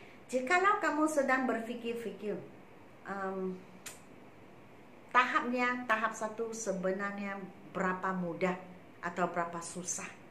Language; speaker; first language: Malay; non-native, local second language; Chinese